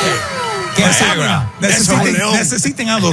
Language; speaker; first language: Spanish; non-native, learner; English